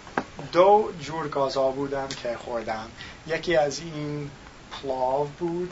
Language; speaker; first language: Tajik; non-native, learner; English